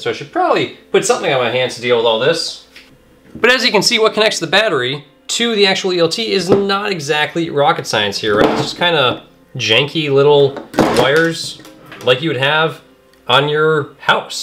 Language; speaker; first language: English; native; English